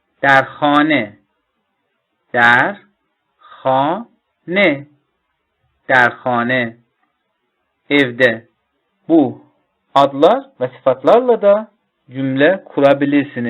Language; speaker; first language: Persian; non-native, fluent; Turkish